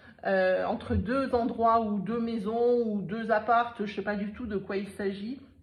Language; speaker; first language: French; native; French